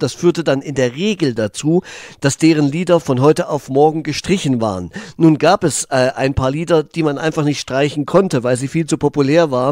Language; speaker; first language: German; native; German